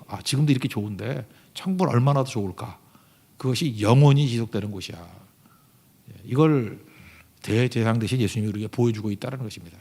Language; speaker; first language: Korean; native; Korean